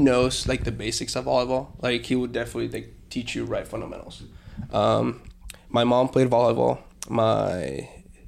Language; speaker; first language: English; non-native, fluent; Spanish